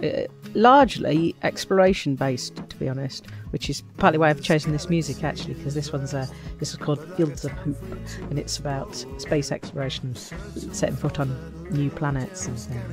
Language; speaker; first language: English; native; English